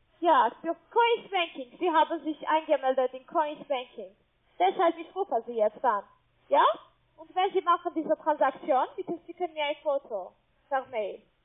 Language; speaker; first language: German; non-native, learner; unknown